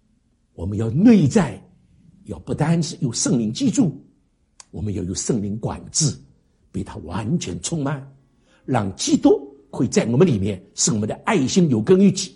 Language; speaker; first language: Chinese; native; Chinese